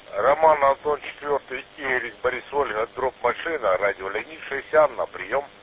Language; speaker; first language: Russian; native; Russian